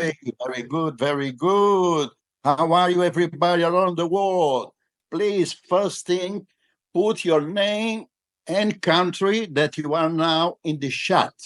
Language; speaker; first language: English; non-native, fluent; Portuguese